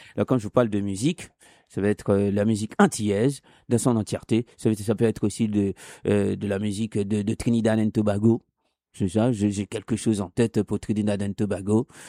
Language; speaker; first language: French; non-native, local second language; Haitian Creole